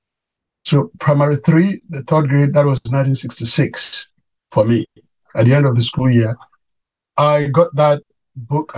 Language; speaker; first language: English; non-native, local second language; Yoruba